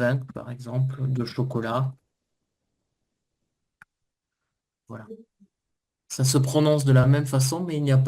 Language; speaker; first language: French; native; French